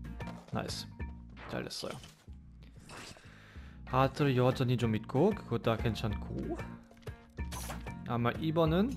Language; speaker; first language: Korean; non-native, learner; German